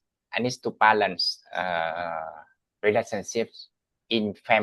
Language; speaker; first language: English; non-native, learner; Vietnamese